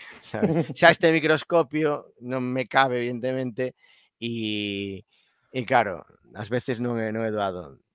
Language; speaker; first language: Galician; native; Galician